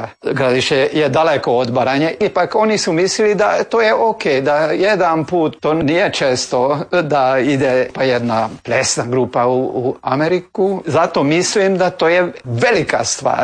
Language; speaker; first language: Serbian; early bilingual, heritage; Croatian